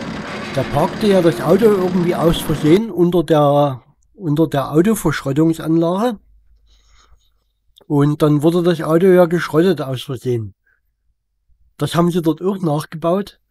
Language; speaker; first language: German; native; German